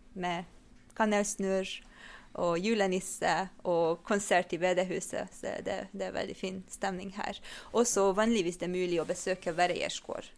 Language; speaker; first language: Norwegian; non-native, fluent; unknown